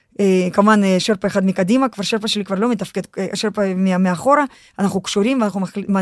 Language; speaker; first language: Hebrew; non-native, fluent; Russian